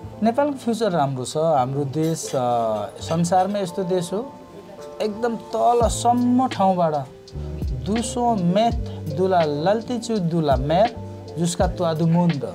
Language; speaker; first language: Nepali; native; Nepali